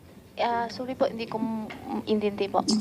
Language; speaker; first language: Filipino; non-native, learner; Chinese